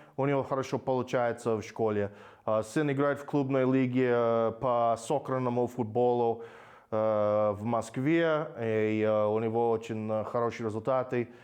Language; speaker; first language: Russian; non-native, fluent; English